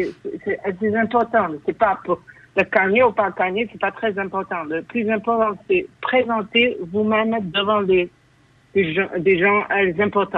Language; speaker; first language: French; non-native, fluent; Chinese